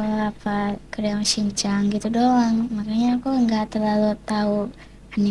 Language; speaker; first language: Indonesian; early bilingual, heritage; Indonesian